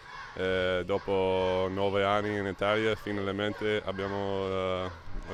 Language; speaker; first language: Italian; non-native, learner; English